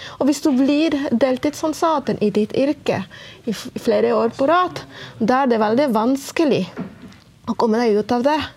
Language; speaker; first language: Norwegian; non-native, fluent; Spanish